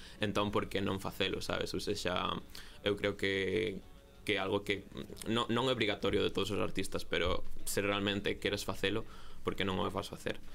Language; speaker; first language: Galician; non-native, local second language; Spanish